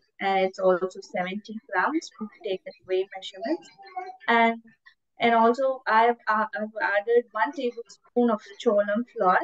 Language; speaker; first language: English; non-native, local second language; Tamil